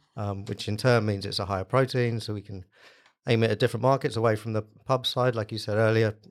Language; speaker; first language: English; native; English